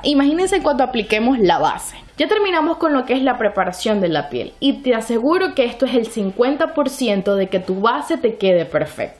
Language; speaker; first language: Spanish; native; Spanish